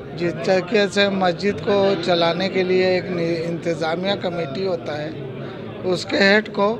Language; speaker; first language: Hindi; native; Hindi